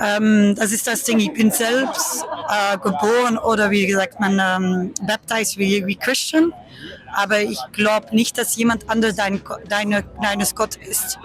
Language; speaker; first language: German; non-native, learner; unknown